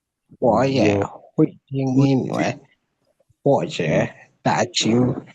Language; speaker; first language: Chinese; non-native, learner; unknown